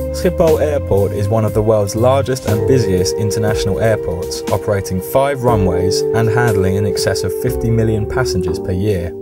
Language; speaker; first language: English; native; English